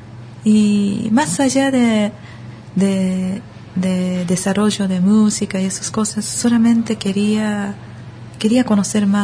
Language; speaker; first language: Spanish; non-native, learner; Japanese